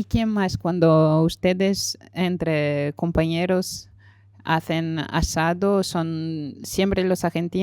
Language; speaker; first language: Spanish; non-native, fluent; French